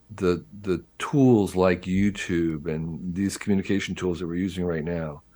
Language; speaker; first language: English; native; English